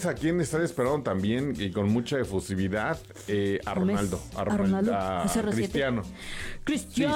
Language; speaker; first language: Spanish; native; Spanish